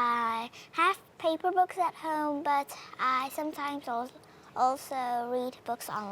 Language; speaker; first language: English; non-native, fluent; Vietnamese